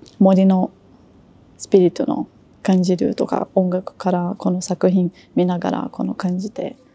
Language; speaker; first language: Japanese; non-native, learner; Portuguese